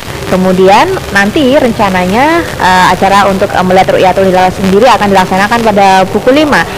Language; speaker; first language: Indonesian; native; Indonesian